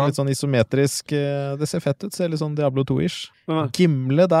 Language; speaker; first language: Norwegian; native; Norwegian